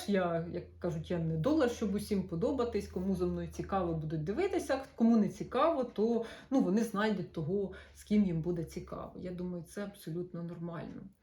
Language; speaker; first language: Ukrainian; non-native, local second language; Russian